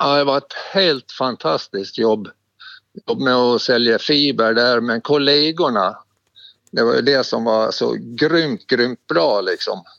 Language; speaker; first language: Swedish; native; Swedish